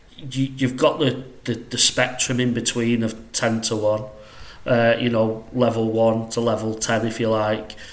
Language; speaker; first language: English; native; English